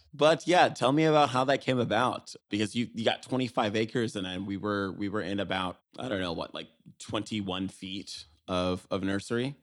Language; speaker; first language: English; native; English